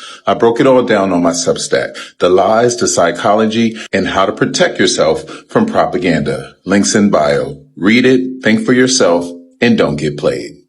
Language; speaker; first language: English; native; English